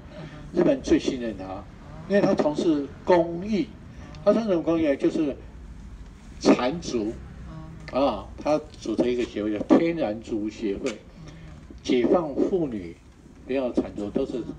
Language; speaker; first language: Chinese; native; Chinese